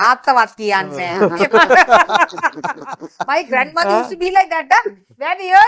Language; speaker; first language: English; non-native, local second language; Sinhala